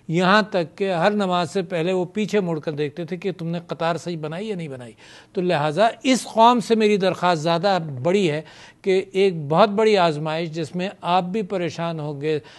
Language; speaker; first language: Urdu; native; Urdu